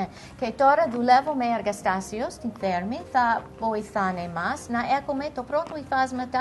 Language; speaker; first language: Greek; non-native, learner; English